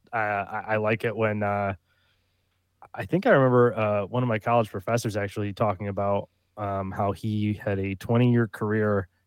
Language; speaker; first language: English; native; English